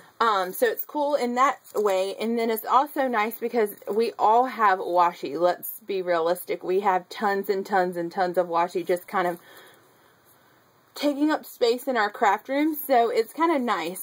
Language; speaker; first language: English; native; English